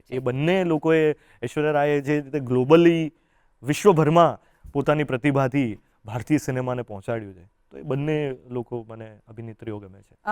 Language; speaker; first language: Gujarati; native; Gujarati